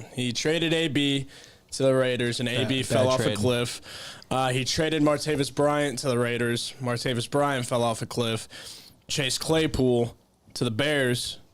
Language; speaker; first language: English; native; English